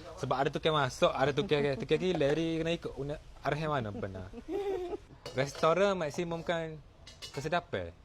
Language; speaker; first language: Malay; native; Malay